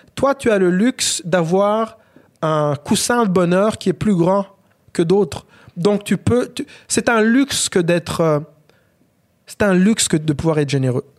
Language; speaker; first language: French; non-native, local second language; Kinyarwanda